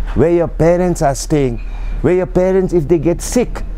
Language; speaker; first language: English; non-native, local second language; Nepali